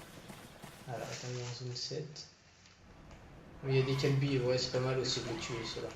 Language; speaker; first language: French; native; French